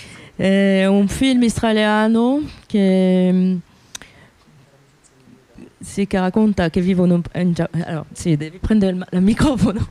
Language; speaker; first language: Italian; non-native, fluent; French